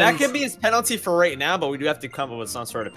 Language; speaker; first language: English; native; English